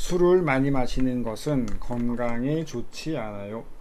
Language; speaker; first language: Korean; native; Korean